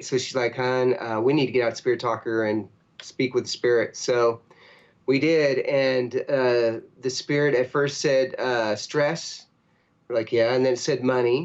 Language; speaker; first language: English; native; English